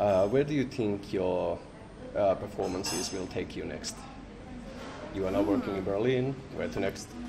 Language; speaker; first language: English; non-native, fluent; Finnish